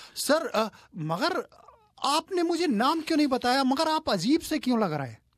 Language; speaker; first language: Hindi; native; Hindi